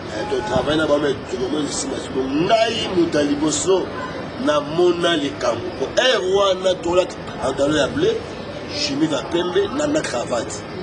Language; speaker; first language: Lingala; non-native, fluent; Kongo